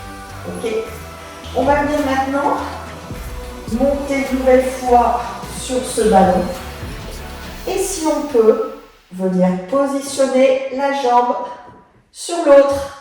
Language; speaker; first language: French; native; French